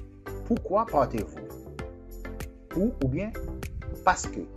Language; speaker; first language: French; non-native, fluent; Portuguese